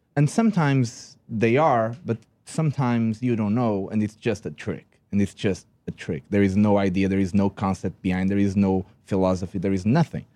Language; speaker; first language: English; non-native, fluent; Portuguese